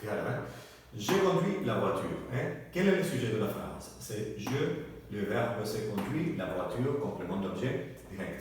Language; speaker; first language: French; non-native, fluent; Spanish